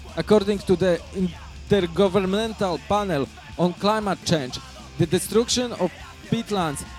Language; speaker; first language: English; non-native, fluent; Polish